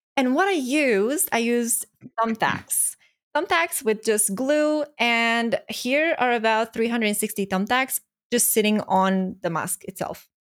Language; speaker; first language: English; non-native, fluent; Romanian